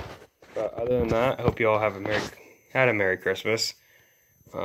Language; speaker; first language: English; native; English